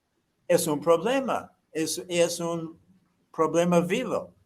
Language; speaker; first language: Spanish; non-native, fluent; English